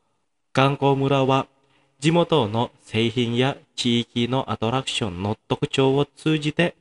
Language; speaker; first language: Japanese; non-native, fluent; Indonesian